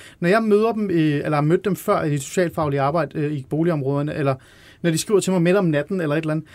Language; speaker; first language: Danish; early bilingual, other home language; Persian